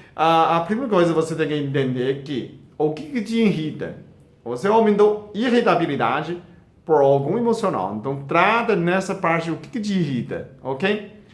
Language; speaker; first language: Portuguese; non-native, fluent; Chinese